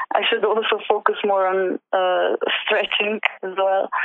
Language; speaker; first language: English; non-native, learner; Slovenian